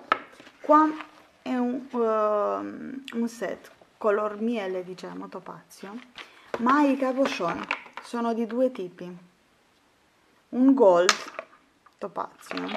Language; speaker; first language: Italian; non-native, fluent; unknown